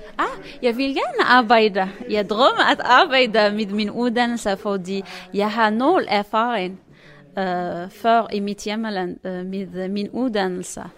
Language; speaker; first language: Norwegian; non-native, learner; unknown